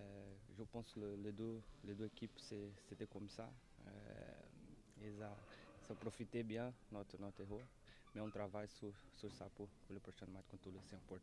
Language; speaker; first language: French; non-native, learner; Portuguese